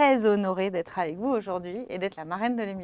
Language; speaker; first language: French; native; French